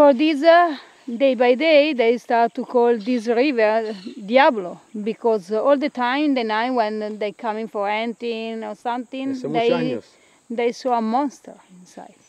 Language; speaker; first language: English; non-native, learner; Italian